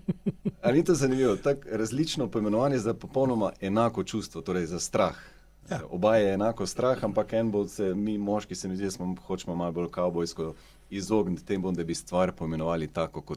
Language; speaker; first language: Slovenian; native; Slovenian